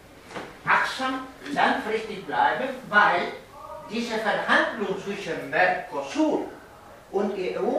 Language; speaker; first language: German; non-native, fluent; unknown